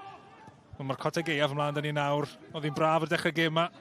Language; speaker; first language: Welsh; native; Welsh